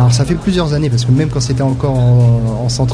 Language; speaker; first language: French; native; French